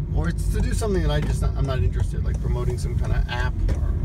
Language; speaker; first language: English; early bilingual, other home language; Spanish